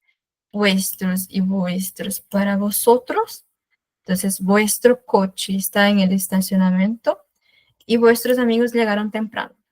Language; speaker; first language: Spanish; non-native, fluent; Portuguese